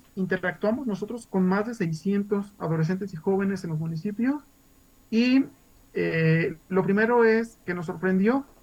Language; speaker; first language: Spanish; native; Spanish